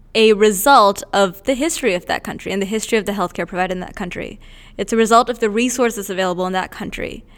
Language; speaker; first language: English; native; English